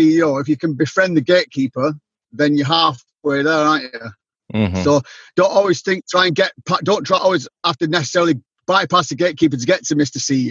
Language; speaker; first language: English; native; English